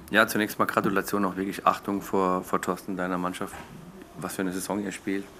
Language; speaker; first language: German; native; German